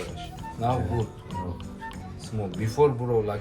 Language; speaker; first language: English; non-native, learner; Turkish